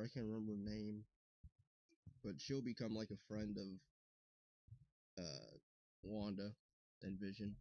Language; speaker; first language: English; native; English